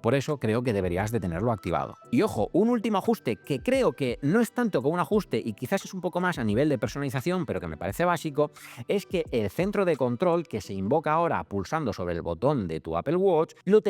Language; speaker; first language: Spanish; native; Spanish